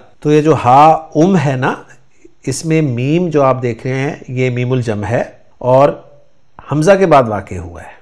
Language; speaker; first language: Urdu; native; Urdu